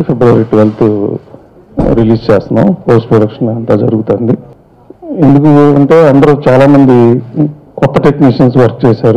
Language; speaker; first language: Telugu; native; Telugu